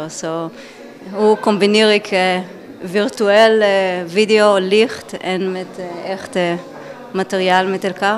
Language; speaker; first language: Dutch; non-native, fluent; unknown